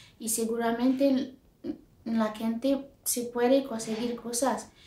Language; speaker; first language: Spanish; non-native, learner; Yoruba